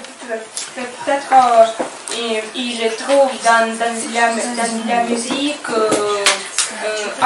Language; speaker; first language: French; non-native, learner; Ukrainian